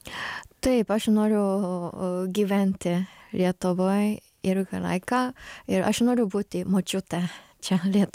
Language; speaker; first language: Lithuanian; non-native, learner; Japanese